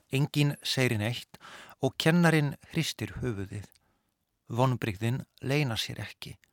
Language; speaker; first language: Icelandic; non-native, fluent; Polish